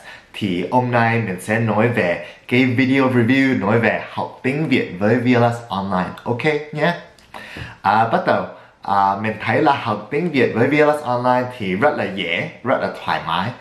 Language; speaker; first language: Vietnamese; non-native, learner; English